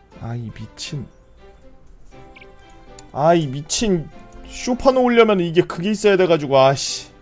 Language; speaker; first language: Korean; native; Korean